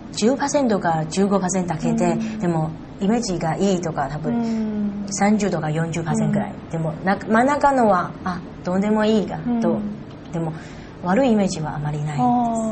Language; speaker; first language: Japanese; non-native, learner; Chinese